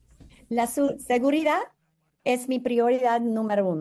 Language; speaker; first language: Spanish; non-native, fluent; English